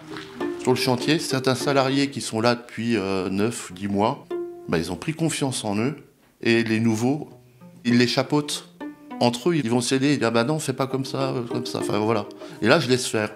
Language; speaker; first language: French; native; French